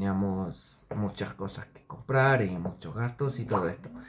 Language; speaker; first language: Spanish; non-native, fluent; Romanian